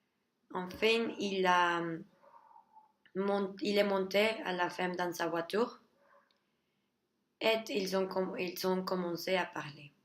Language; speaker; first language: French; non-native, learner; Spanish